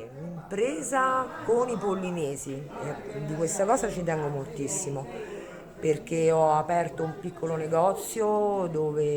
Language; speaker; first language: Italian; native; Italian